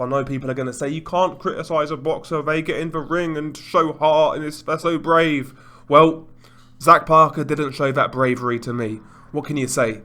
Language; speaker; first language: English; native; English